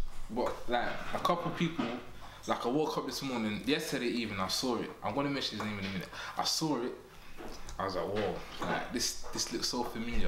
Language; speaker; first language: English; early bilingual, other home language; French